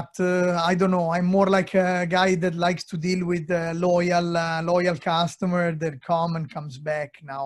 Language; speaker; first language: English; non-native, fluent; Italian